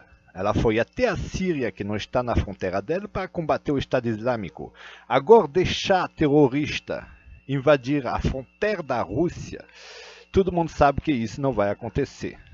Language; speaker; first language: Portuguese; non-native, fluent; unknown